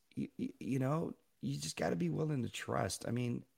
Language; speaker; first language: English; native; English